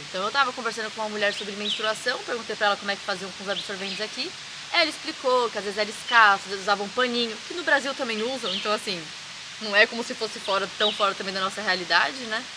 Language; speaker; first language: Portuguese; native; Portuguese